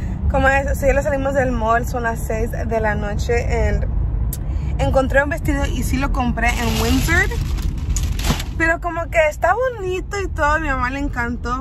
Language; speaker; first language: Spanish; early bilingual, heritage; Spanish